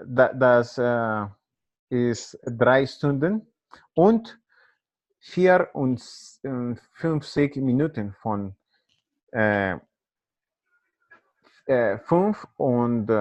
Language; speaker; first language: German; non-native, learner; Spanish